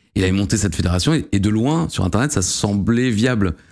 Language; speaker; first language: French; native; French